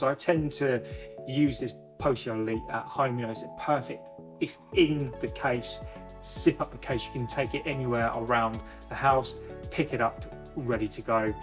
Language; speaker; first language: English; native; English